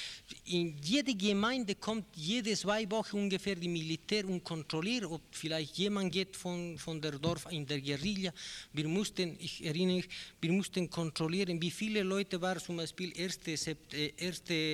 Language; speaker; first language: German; non-native, learner; Spanish